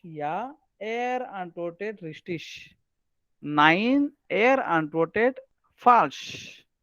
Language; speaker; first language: German; non-native, learner; Marathi